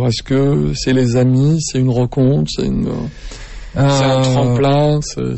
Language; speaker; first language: French; native; French